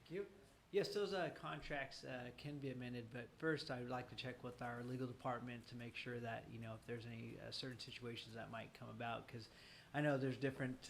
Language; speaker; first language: English; native; English